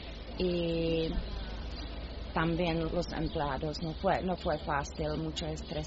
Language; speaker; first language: Spanish; non-native, learner; Czech